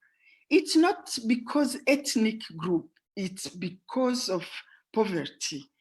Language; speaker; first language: English; non-native, fluent; Rundi